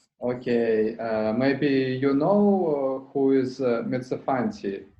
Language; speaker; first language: English; non-native, learner; Russian